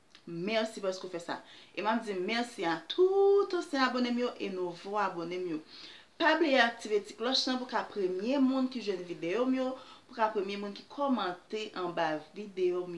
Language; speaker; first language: French; non-native, learner; Haitian Creole